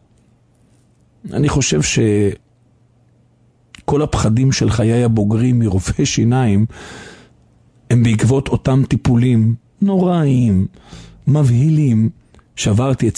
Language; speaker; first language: Hebrew; native; Hebrew